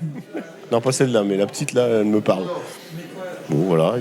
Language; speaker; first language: French; native; French